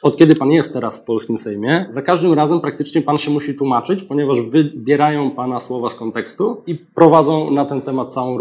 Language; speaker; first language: Polish; native; Polish